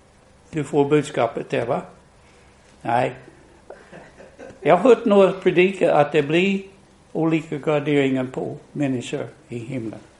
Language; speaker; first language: Swedish; non-native, fluent; English